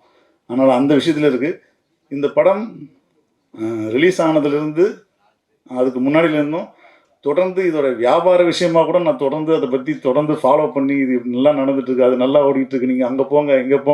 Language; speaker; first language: Tamil; native; Tamil